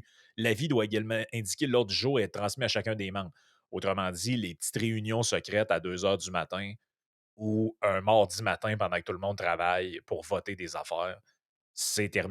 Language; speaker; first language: French; native; French